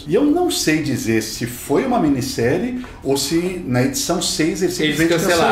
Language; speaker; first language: Portuguese; native; Portuguese